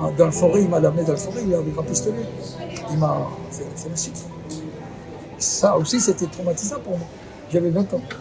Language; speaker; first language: French; non-native, fluent; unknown